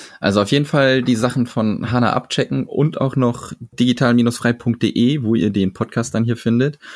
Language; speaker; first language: German; native; German